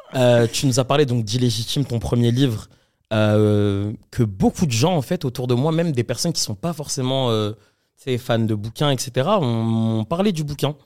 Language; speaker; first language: French; native; French